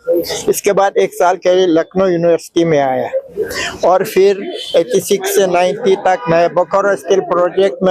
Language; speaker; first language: Hindi; non-native, fluent; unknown